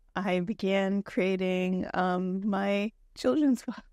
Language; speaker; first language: English; native; English